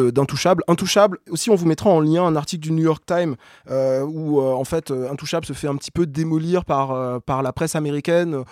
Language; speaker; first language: French; native; French